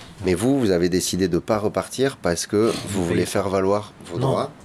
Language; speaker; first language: French; native; French